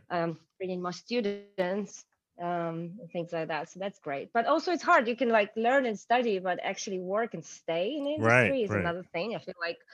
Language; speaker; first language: English; non-native, fluent; Ukrainian